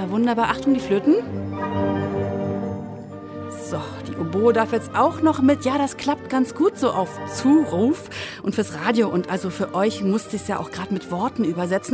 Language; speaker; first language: German; native; German